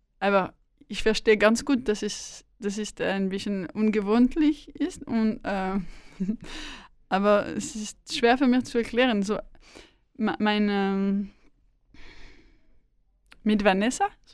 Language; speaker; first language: German; native; German